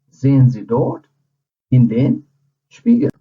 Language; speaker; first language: German; non-native, fluent; Urdu